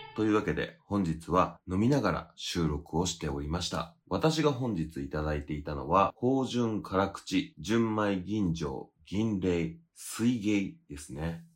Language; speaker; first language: Japanese; native; Japanese